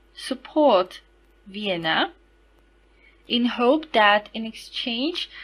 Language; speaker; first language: English; non-native, fluent; Slovak